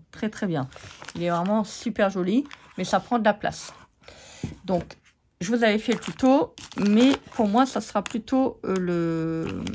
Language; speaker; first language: French; native; French